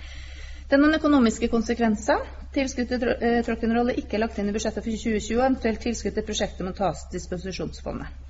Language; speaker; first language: Norwegian; native; Norwegian